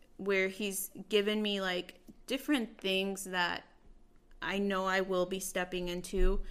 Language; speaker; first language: English; early bilingual, other home language; Spanish